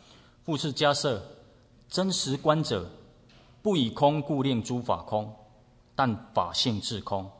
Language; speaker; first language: Chinese; native; Chinese